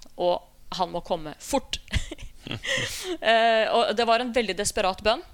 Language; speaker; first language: Norwegian; native; Norwegian